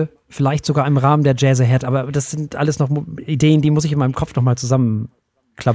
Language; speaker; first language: German; native; German